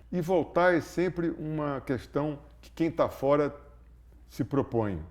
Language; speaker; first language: Portuguese; native; Portuguese